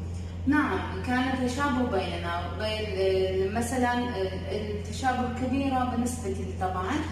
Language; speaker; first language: Arabic; non-native, learner; Turkish